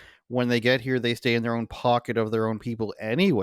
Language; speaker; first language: English; native; English